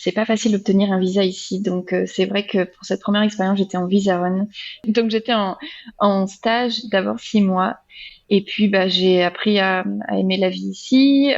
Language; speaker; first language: French; native; French